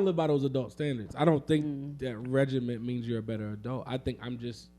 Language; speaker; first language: English; native; English